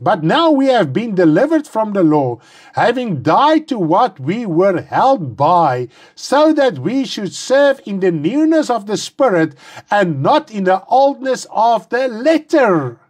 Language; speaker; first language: English; non-native, local second language; Afrikaans